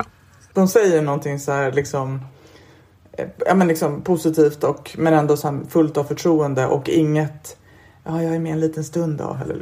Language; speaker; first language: Swedish; native; Swedish